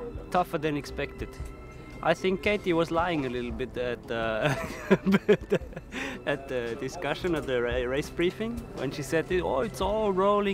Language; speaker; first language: English; non-native, fluent; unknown